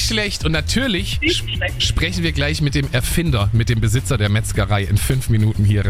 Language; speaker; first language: German; native; German